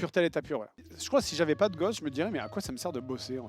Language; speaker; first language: French; native; French